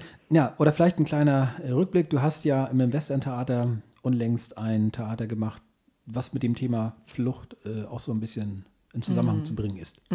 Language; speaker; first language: German; native; German